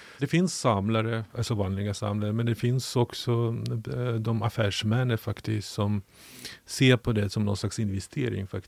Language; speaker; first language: Swedish; non-native, fluent; Ukrainian